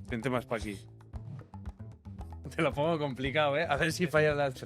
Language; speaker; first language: Spanish; native; Spanish